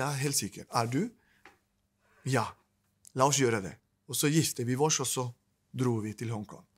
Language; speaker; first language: Norwegian; non-native, fluent; Spanish